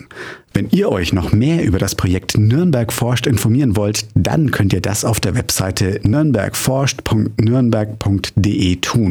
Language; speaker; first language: German; native; German